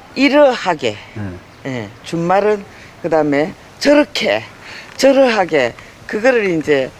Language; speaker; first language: Korean; native; Korean